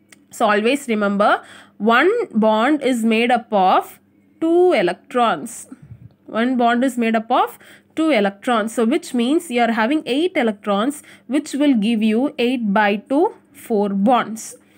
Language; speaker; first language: English; non-native, local second language; Tamil